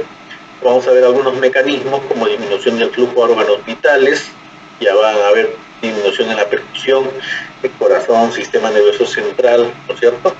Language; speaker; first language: Spanish; native; Spanish